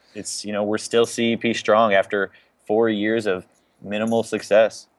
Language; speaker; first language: English; native; English